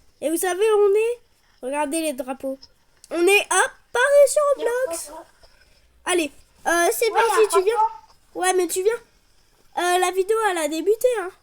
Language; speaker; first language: French; native; French